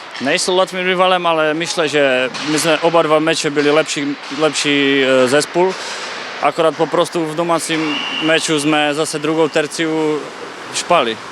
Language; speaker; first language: Polish; non-native, learner; Czech